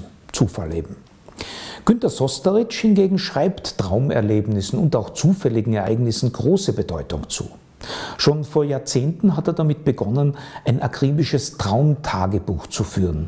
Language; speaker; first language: German; native; German